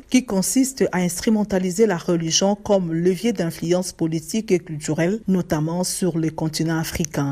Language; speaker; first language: French; native; French